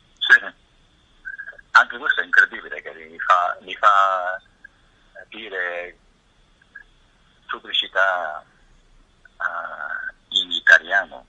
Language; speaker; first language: Italian; non-native, fluent; Japanese